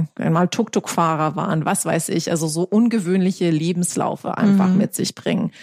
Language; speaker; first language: German; non-native, fluent; English